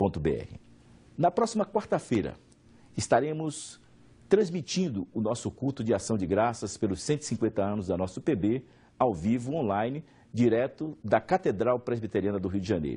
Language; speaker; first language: Portuguese; native; Portuguese